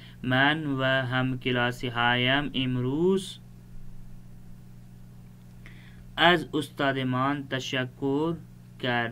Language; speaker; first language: Persian; non-native, fluent; Urdu